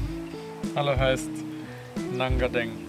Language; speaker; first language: German; native; German